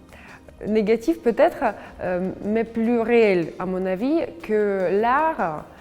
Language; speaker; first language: French; non-native, fluent; Russian